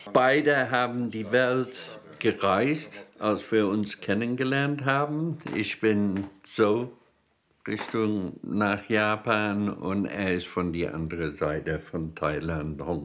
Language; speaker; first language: German; non-native, fluent; English